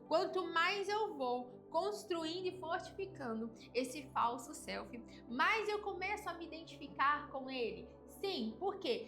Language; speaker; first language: Portuguese; native; Portuguese